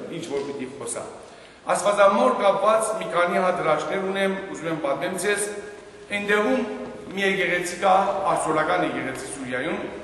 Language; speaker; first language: Armenian; early bilingual, heritage; Armenian